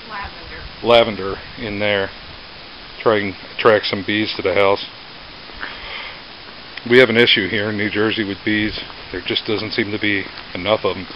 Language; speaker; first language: English; native; English